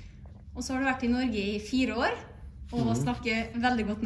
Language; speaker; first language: Norwegian; native; Norwegian